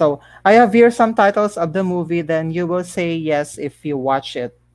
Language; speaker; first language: English; non-native, local second language; Filipino